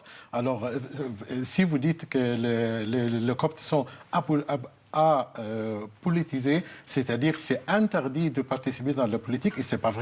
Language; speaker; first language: French; non-native, fluent; Arabic